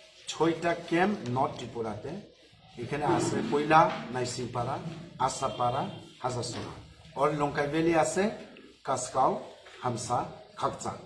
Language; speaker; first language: Bangla; non-native, local second language; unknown